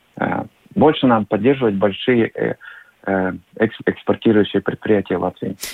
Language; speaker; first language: Russian; non-native, local second language; Latvian